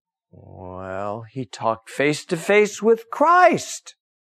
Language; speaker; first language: English; native; English